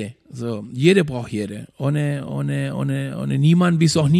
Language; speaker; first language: German; non-native, fluent; Spanish